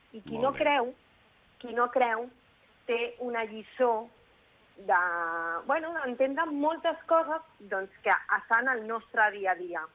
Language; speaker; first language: Catalan; non-native, local second language; Spanish